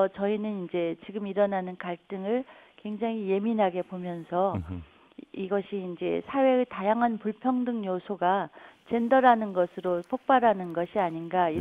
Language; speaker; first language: Korean; native; Korean